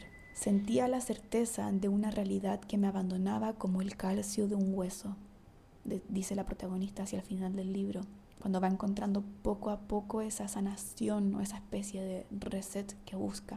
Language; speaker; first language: Spanish; native; Spanish